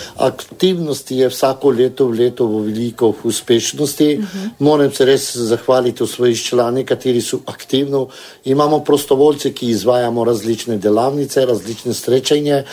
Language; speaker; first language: Slovenian; non-native, local second language; Romany